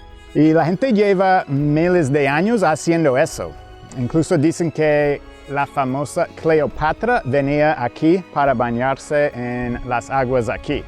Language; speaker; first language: Spanish; non-native, fluent; English